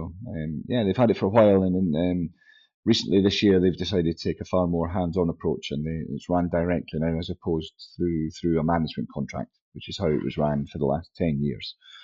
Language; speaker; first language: English; native; English